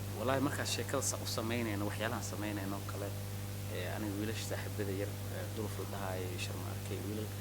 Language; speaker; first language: Somali; early bilingual, heritage; Somali